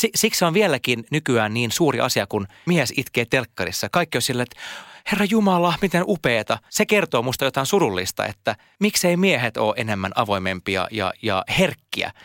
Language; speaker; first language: Finnish; non-native, local second language; Swedish